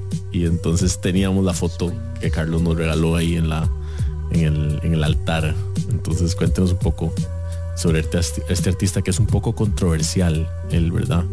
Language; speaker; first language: Spanish; native; Spanish